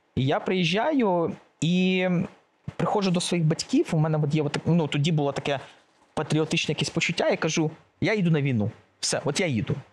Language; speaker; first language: Ukrainian; native; Ukrainian